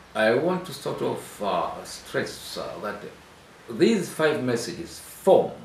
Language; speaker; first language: English; non-native, local second language; Swahili